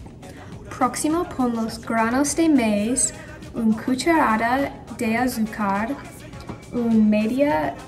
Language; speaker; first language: Spanish; non-native, learner; English